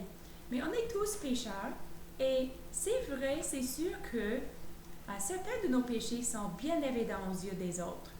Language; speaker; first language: French; native; French